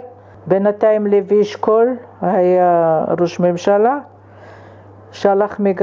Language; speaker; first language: Hebrew; non-native, fluent; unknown